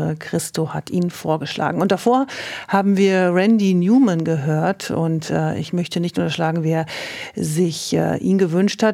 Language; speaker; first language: German; native; German